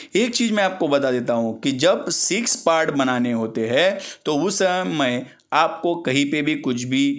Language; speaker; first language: Hindi; non-native, local second language; Marathi